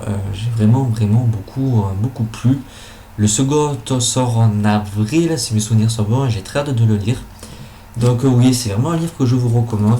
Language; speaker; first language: French; native; French